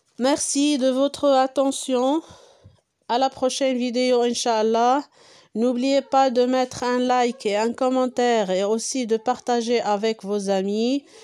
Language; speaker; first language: French; non-native, local second language; Arabic